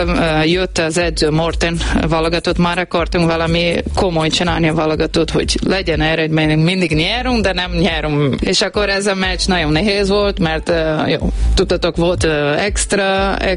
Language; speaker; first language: Hungarian; non-native, learner; Portuguese